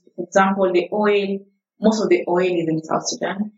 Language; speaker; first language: English; non-native, local second language; Arabic